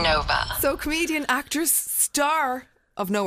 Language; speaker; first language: English; native; English